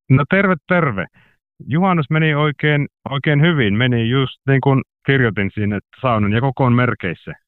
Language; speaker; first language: Finnish; native; Finnish